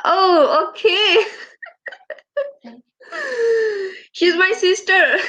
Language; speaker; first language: English; non-native, learner; Urdu